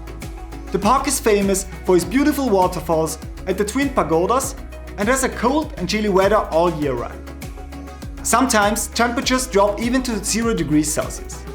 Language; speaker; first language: English; non-native, fluent; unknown